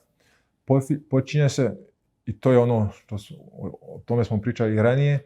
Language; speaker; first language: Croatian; early bilingual, heritage; Croatian